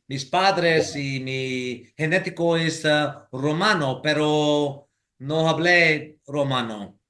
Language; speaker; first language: Spanish; non-native, learner; English